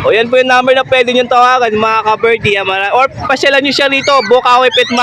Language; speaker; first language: Filipino; native; Filipino